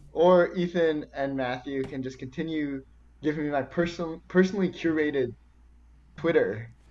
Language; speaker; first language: English; early bilingual, other home language; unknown